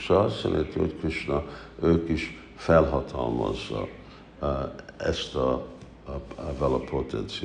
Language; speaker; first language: Hungarian; early bilingual, heritage; Hungarian